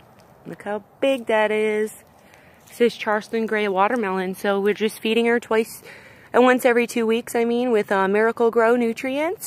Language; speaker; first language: English; native; English